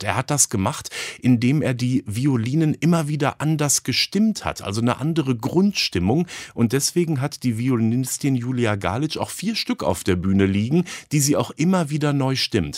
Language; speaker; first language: German; native; German